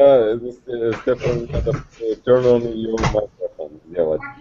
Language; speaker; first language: Russian; native; Russian